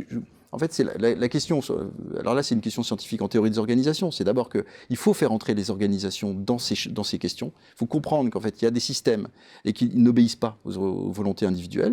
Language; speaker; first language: French; native; French